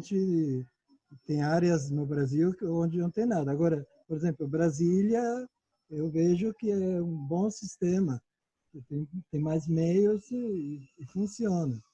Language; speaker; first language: Portuguese; non-native, fluent; Italian